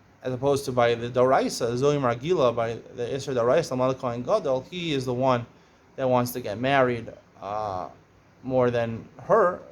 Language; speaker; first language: English; native; English